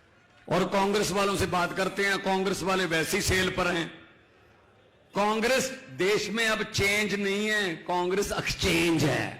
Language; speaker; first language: Hindi; non-native, local second language; Punjabi